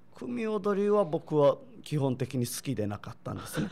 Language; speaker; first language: Japanese; native; Japanese